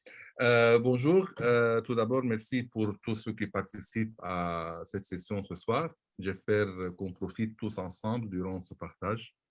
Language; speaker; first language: French; non-native, local second language; Arabic